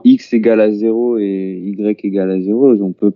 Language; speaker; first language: French; native; French